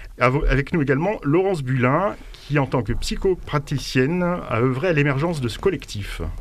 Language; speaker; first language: French; native; French